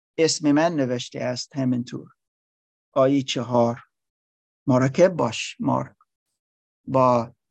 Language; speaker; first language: Persian; non-native, learner; English